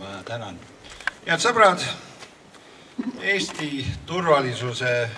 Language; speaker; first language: Estonian; early bilingual, heritage; Estonian